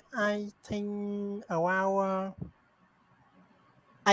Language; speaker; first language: English; non-native, learner; Vietnamese